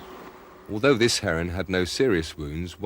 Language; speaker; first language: English; native; English